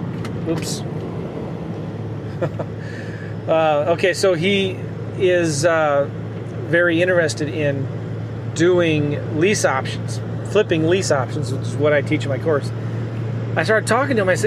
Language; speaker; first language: English; native; English